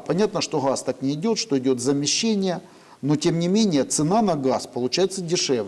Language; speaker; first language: Russian; native; Russian